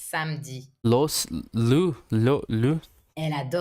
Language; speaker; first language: French; non-native, fluent; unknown